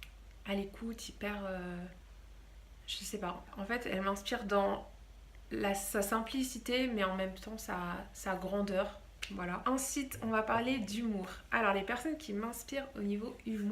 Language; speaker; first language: French; native; French